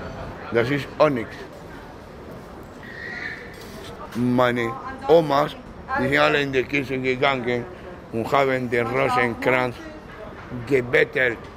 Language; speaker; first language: German; non-native, learner; Spanish